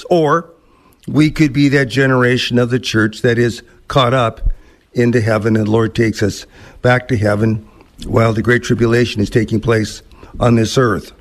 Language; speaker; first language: English; native; English